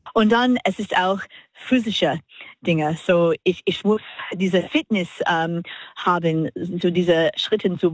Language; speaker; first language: German; non-native, learner; English